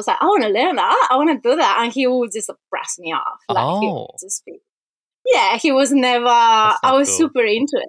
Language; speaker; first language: English; non-native, fluent; Spanish